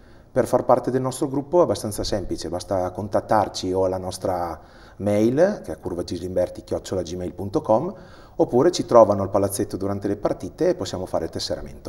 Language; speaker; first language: Italian; native; Italian